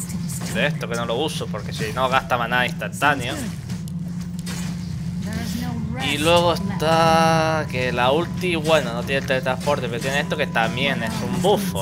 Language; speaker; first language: Spanish; native; Spanish